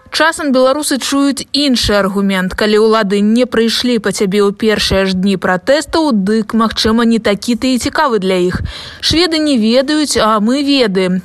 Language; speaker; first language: Belarusian; native; Belarusian